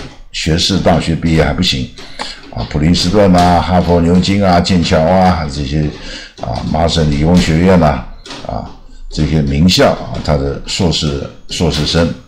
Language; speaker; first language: Chinese; native; Chinese